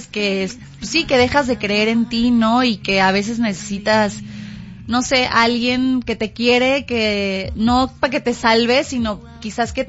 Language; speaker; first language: Spanish; native; Spanish